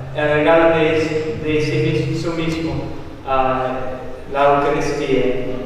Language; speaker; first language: Spanish; non-native, learner; English